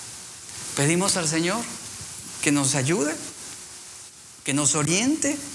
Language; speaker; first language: Spanish; native; Spanish